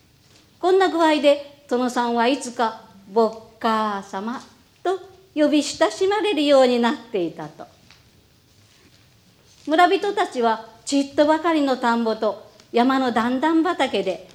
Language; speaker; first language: Japanese; native; Japanese